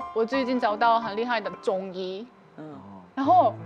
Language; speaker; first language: Chinese; non-native, fluent; Japanese